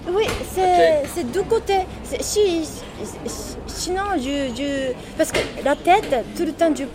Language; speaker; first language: French; non-native, learner; Japanese